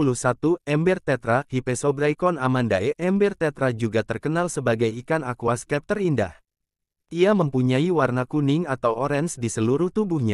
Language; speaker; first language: Indonesian; native; Indonesian